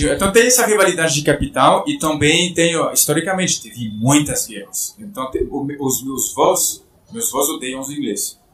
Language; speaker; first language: Portuguese; non-native, fluent; French